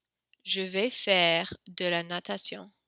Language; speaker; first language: French; non-native, fluent; English